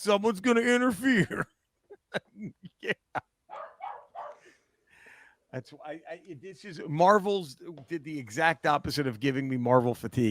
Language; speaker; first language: English; native; English